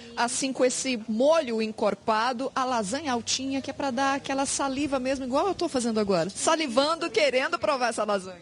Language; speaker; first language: Portuguese; native; Portuguese